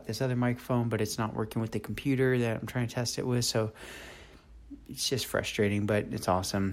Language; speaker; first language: English; native; English